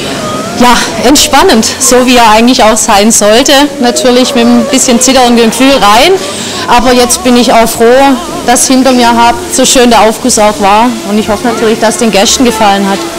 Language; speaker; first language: German; native; German